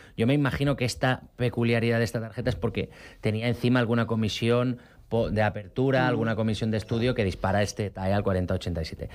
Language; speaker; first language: Spanish; non-native, local second language; Catalan